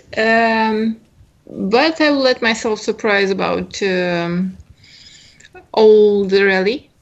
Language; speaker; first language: English; non-native, fluent; Romanian